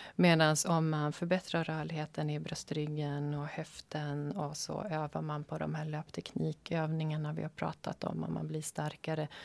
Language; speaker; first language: Swedish; native; Swedish